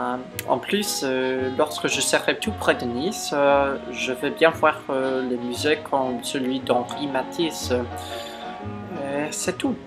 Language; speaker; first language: French; non-native, fluent; English